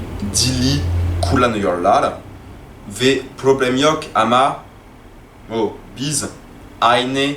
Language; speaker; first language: Turkish; non-native, learner; French